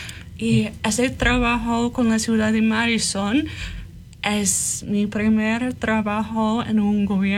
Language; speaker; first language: Spanish; non-native, fluent; English